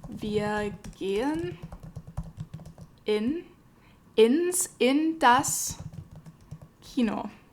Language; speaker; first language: German; non-native, fluent; English